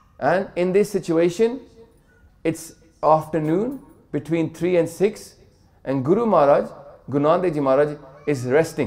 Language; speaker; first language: Punjabi; early bilingual, heritage; Punjabi